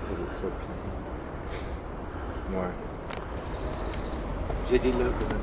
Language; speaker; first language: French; non-native, learner; English